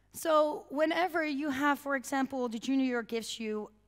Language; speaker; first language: English; non-native, fluent; Dutch